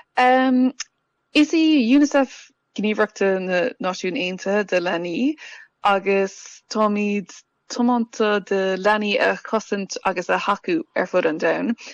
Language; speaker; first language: Irish; non-native, local second language; English